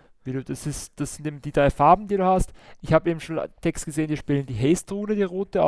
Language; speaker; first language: German; native; German